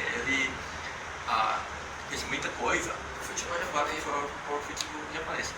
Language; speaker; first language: Portuguese; non-native, learner; Japanese